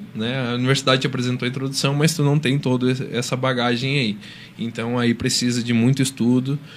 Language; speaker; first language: Portuguese; native; Portuguese